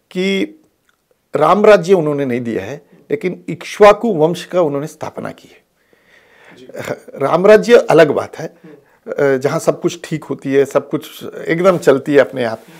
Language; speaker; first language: Hindi; non-native, local second language; Tamil